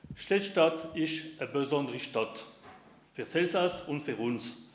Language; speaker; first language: German; non-native, local second language; French